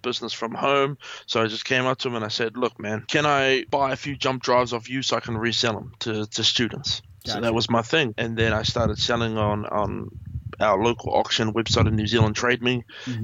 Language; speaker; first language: English; native; English